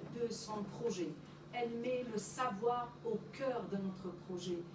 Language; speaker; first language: French; non-native, local second language; Arabic